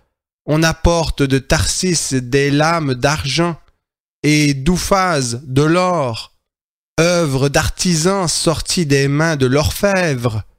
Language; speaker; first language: French; native; French